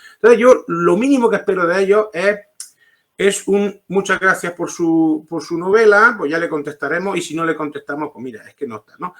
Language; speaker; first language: Spanish; early bilingual, heritage; Spanish